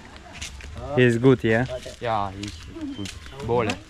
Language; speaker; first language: English; non-native, learner; Sinhala